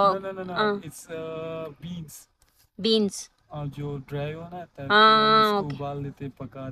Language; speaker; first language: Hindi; non-native, learner; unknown